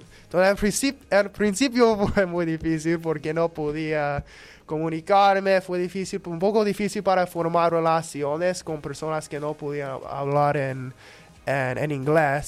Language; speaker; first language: Spanish; non-native, learner; English